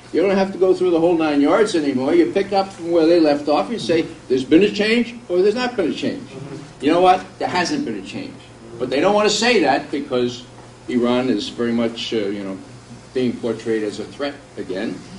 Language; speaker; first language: English; native; English